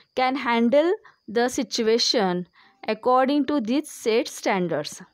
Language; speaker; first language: English; non-native, local second language; Marathi